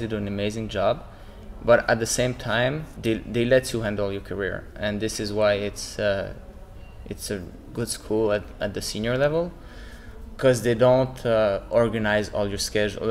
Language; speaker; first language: English; non-native, local second language; French